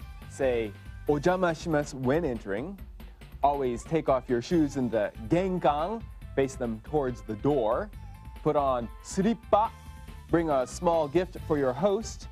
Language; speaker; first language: English; native; English